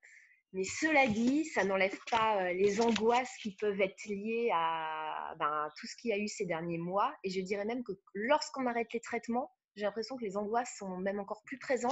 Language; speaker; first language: French; native; French